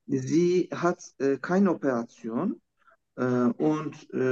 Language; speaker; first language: German; non-native, learner; Turkish